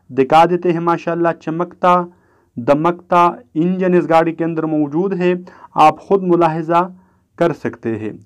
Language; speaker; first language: Urdu; non-native, local second language; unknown